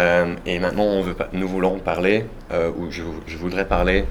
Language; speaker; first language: French; non-native, learner; Italian